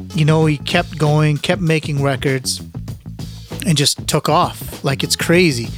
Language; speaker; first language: Punjabi; early bilingual, heritage; Punjabi